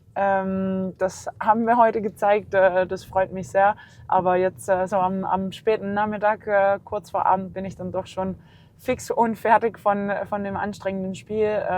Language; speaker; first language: German; early bilingual, heritage; German